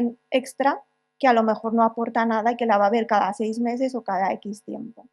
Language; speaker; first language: Spanish; native; Spanish